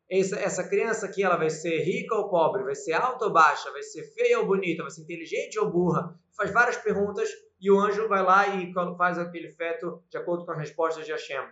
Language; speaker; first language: Portuguese; native; Portuguese